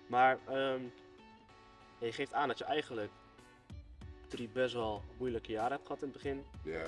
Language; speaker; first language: Dutch; native; Dutch